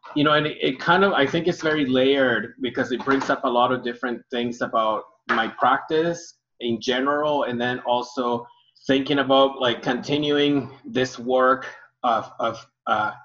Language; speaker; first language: English; early bilingual, other home language; Spanish